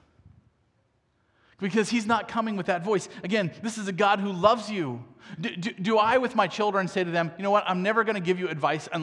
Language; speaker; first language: English; native; English